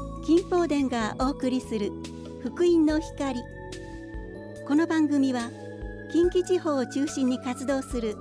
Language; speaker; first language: Japanese; native; Japanese